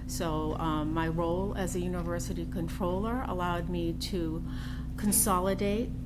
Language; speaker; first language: English; native; English